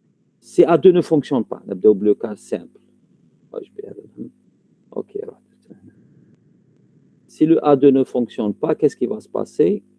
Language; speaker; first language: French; non-native, local second language; Arabic